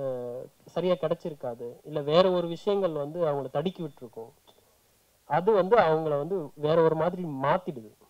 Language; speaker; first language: Tamil; native; Tamil